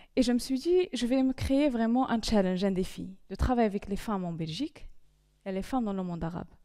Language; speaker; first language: French; non-native, local second language; Arabic